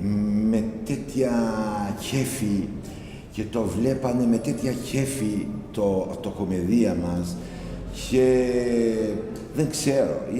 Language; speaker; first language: Greek; non-native, learner; Albanian